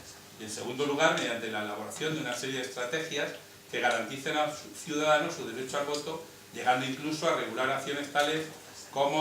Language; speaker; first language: Spanish; native; Spanish